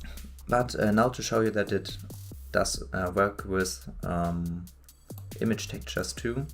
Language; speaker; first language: English; non-native, fluent; German